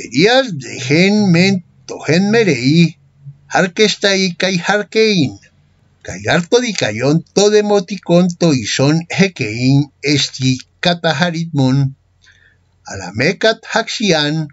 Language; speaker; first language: Greek; non-native, fluent; Spanish